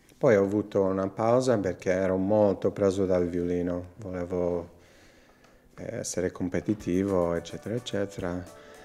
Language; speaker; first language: Italian; non-native, fluent; English